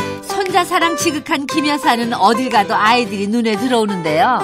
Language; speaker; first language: Korean; native; Korean